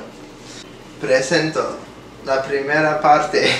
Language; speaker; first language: Spanish; non-native, fluent; English